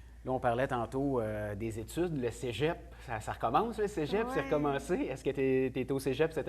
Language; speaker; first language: French; native; French